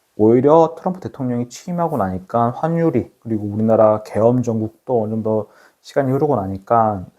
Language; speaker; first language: Korean; native; Korean